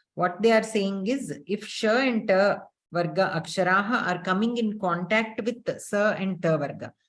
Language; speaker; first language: English; non-native, local second language; Telugu